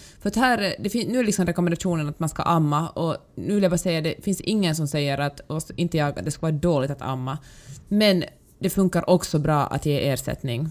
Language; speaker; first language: Swedish; native; Swedish